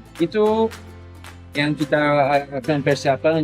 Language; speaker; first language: Indonesian; non-native, fluent; Portuguese